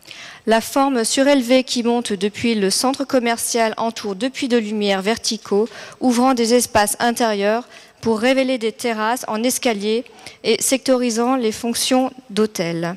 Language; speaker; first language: French; native; French